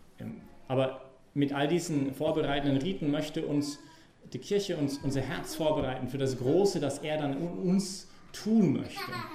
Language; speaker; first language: German; non-native, fluent; English